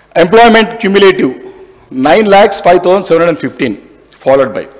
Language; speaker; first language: English; non-native, local second language; Telugu